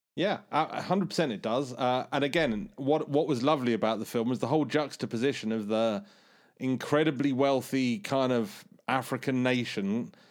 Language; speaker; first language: English; early bilingual, other home language; Hindi